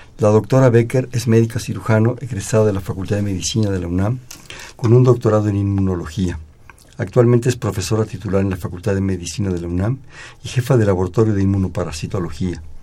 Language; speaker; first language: Spanish; native; Spanish